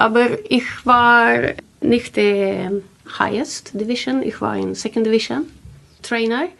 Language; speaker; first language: German; non-native, learner; Swedish